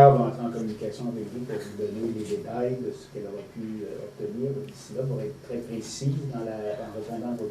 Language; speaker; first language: French; native; French